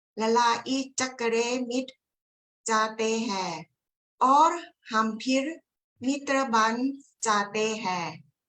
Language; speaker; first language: Hindi; non-native, learner; Thai